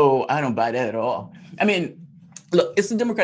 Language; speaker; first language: English; native; English